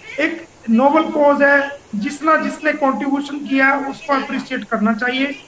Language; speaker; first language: Hindi; native; Hindi